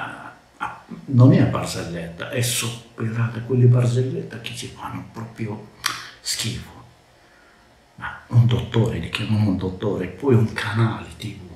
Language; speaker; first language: Italian; non-native, learner; Arabic